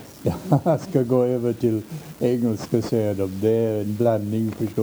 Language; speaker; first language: Swedish; early bilingual, heritage; Swedish